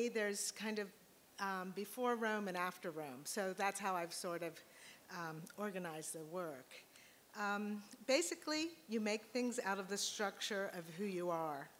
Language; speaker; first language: English; native; English